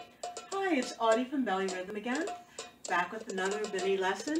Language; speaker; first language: English; native; English